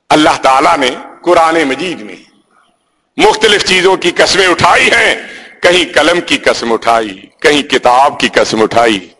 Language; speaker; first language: Urdu; native; Urdu